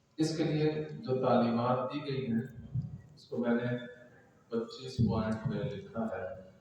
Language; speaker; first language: Urdu; non-native, local second language; Punjabi